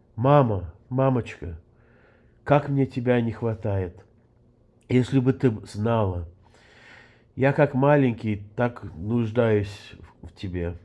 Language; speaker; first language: Russian; early bilingual, heritage; Russian